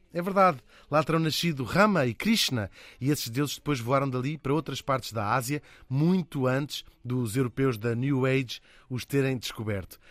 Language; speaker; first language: Portuguese; native; Portuguese